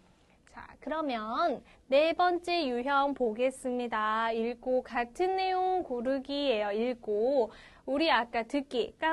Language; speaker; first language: Korean; non-native, fluent; Chinese